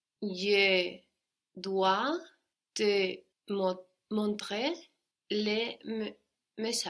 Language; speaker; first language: French; non-native, learner; English